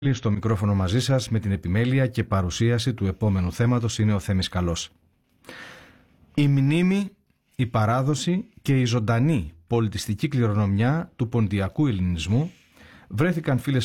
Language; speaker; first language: Greek; native; Greek